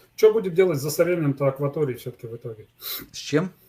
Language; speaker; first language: Russian; native; Russian